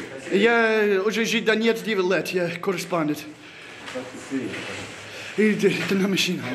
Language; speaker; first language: Russian; non-native, learner; English